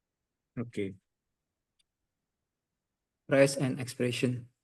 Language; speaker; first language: English; non-native, learner; Indonesian